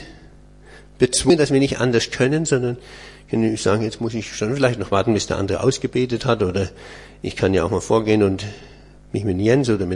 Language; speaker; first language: German; native; German